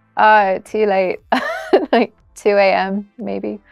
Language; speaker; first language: English; native; English